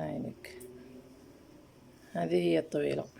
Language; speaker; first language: Arabic; native; Arabic